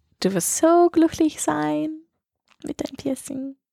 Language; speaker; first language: German; non-native, learner; English